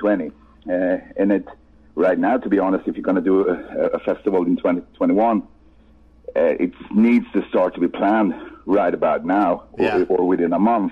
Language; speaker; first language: English; non-native, fluent; Swedish